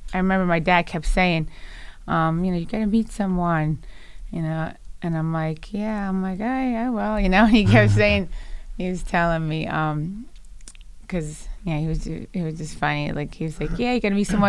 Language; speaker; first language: English; early bilingual, other home language; Italian